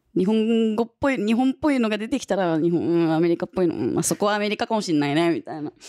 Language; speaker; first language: Japanese; early bilingual, other home language; English